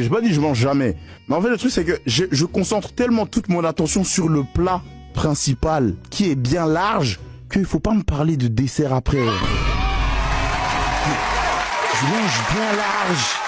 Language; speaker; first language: French; native; French